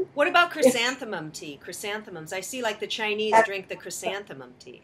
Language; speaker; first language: English; native; English